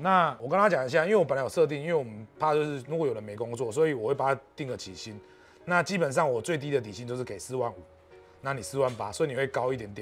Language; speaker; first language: Chinese; native; Chinese